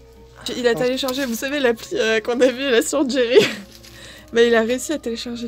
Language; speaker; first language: French; native; French